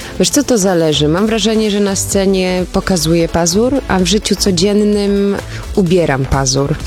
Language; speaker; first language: Polish; early bilingual, heritage; Polish